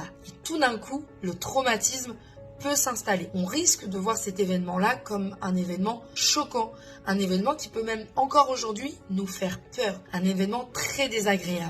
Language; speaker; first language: French; native; French